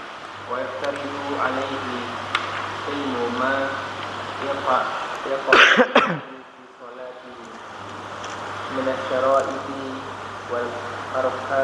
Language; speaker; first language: Arabic; non-native, learner; Indonesian